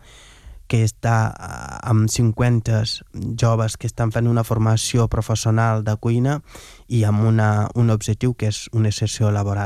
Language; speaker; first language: Catalan; non-native, fluent; Wolof